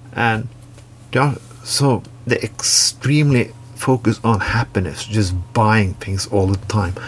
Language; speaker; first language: English; non-native, fluent; Norwegian